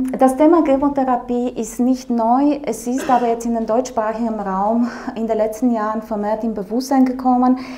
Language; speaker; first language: German; non-native, fluent; Romanian